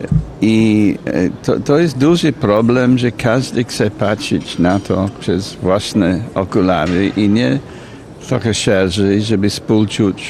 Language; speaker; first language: Polish; non-native, fluent; English